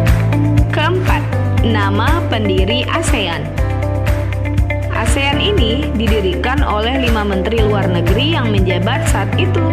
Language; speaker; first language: Indonesian; native; Indonesian